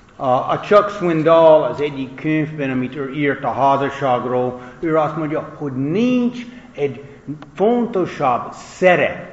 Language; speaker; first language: Hungarian; non-native, fluent; English